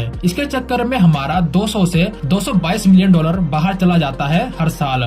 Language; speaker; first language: Hindi; native; Hindi